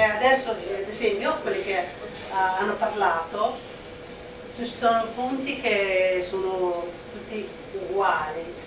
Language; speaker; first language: Italian; non-native, fluent; Somali